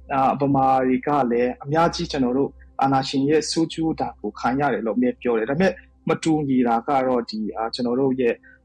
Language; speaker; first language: Burmese; non-native, local second language; Hakha Chin